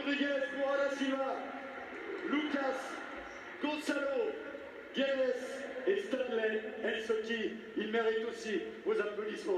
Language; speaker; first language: French; native; French